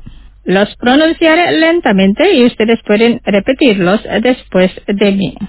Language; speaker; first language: Spanish; non-native, fluent; Indonesian